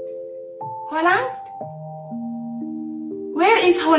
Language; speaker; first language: English; non-native, learner; Tigrinya